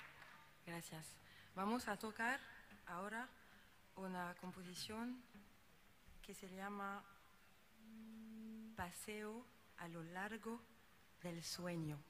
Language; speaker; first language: Spanish; non-native, learner; French